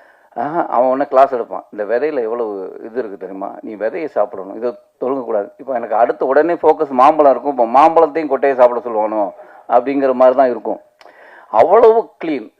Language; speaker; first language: Tamil; native; Tamil